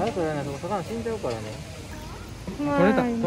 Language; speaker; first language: Japanese; native; Japanese